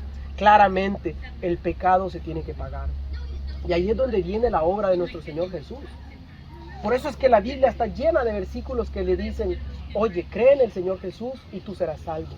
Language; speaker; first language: Spanish; native; Spanish